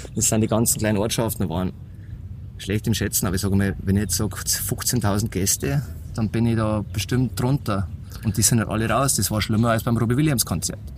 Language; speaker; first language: German; native; German